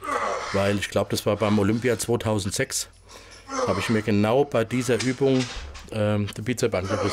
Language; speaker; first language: German; native; German